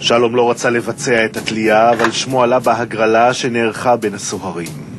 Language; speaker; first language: Hebrew; native; Hebrew